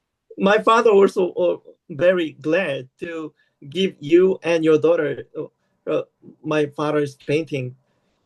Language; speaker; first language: English; non-native, learner; Korean